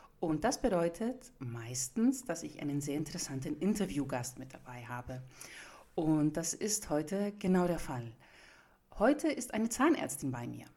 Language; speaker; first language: German; early bilingual, other home language; Greek